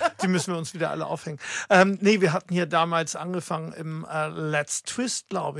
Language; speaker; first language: German; native; German